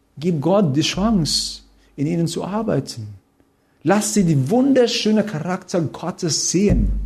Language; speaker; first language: German; non-native, fluent; Filipino